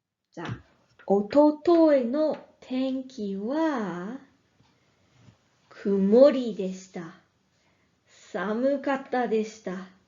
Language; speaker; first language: Japanese; non-native, fluent; English